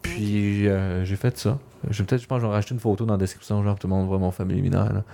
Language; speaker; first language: French; native; French